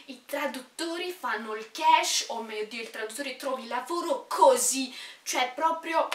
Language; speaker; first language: Italian; non-native, local second language; Romanian